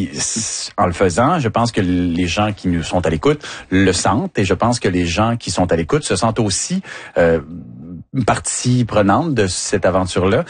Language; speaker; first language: French; native; French